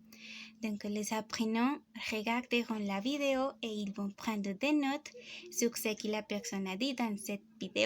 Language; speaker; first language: French; non-native, fluent; Spanish